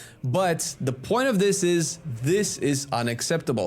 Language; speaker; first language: English; native; English